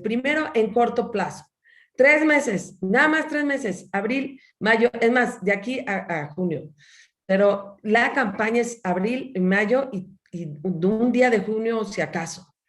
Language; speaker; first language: Spanish; native; Spanish